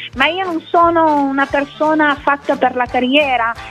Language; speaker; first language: Italian; native; Italian